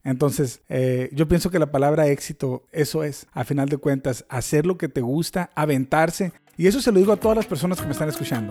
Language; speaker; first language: Spanish; native; Spanish